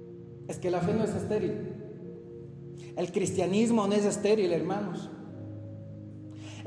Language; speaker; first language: Spanish; native; Spanish